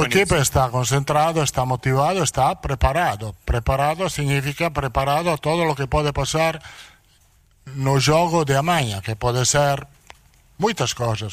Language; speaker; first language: Portuguese; non-native, learner; Italian